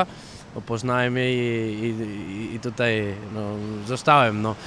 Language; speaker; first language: Polish; non-native, fluent; Catalan